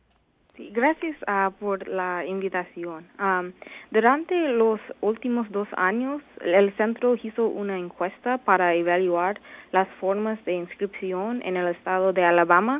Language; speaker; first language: Spanish; non-native, learner; English